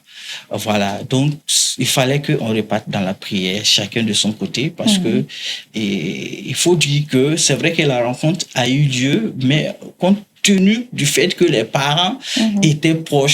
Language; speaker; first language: French; non-native, local second language; Mossi